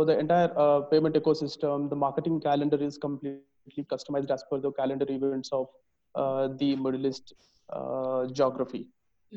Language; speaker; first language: English; non-native, local second language; Telugu